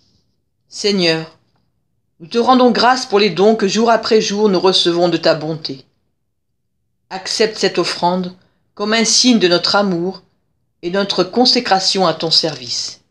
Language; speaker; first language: French; native; French